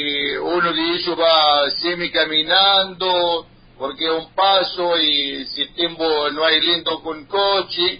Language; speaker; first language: Spanish; non-native, learner; Arabic